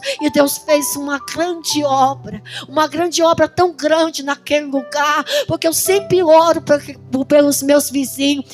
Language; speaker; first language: Portuguese; native; Portuguese